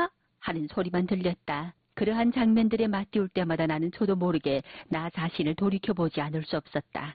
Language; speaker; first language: Korean; native; Korean